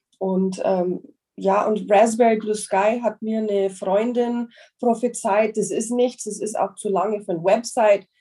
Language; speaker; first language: German; non-native, fluent; English